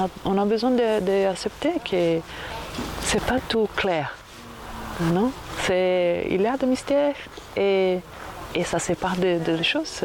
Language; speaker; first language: French; non-native, fluent; Portuguese